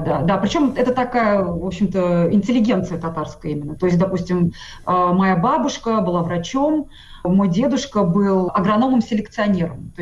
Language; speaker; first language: Russian; non-native, local second language; Tatar